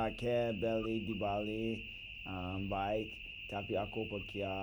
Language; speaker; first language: Indonesian; non-native, learner; English